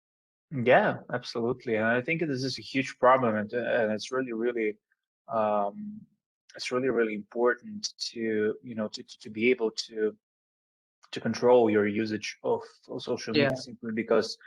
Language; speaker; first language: English; non-native, fluent; Russian